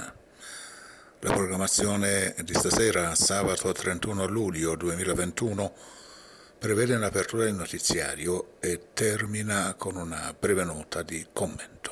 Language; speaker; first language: Italian; non-native, fluent; Persian